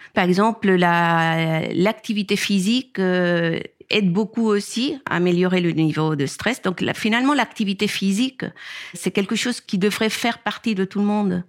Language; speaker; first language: French; non-native, fluent; Spanish